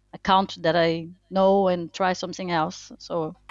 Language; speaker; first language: English; non-native, fluent; Portuguese